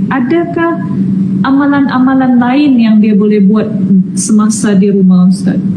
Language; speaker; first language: Malay; native; Malay